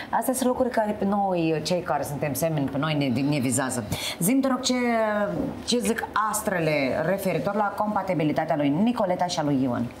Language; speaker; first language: Romanian; native; Romanian